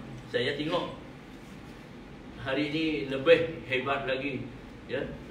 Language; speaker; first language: Indonesian; non-native, learner; Khmer